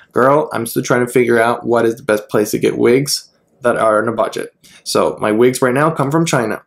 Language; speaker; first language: English; non-native, fluent; Spanish